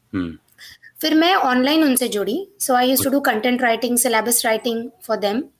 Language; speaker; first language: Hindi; non-native, local second language; Marathi